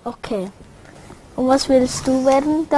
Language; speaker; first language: German; early bilingual, other home language; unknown